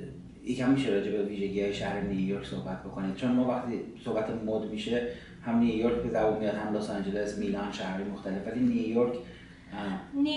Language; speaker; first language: Persian; native; Persian